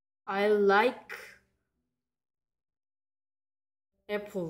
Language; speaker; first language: English; non-native, learner; Korean